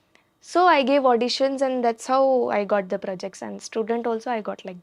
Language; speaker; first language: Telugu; non-native, learner; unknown